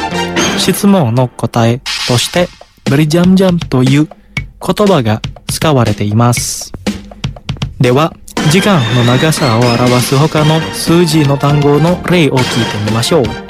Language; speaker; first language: Japanese; non-native, fluent; Indonesian